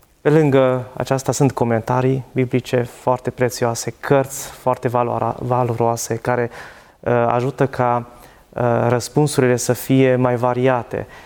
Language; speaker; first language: Romanian; non-native, local second language; Hungarian